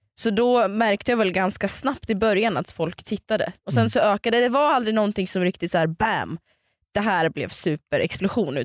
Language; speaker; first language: Swedish; early bilingual, other home language; Russian